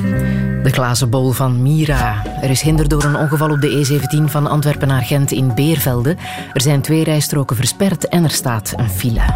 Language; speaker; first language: Dutch; native; Dutch